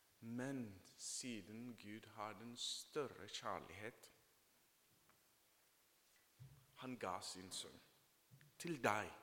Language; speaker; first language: Norwegian; non-native, fluent; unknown